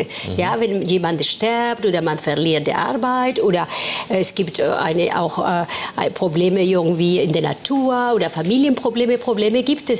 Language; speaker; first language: German; non-native, fluent; Spanish